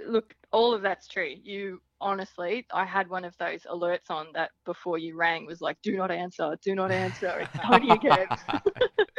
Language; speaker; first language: English; native; English